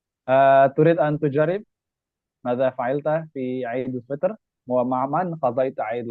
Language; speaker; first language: Arabic; non-native, fluent; Indonesian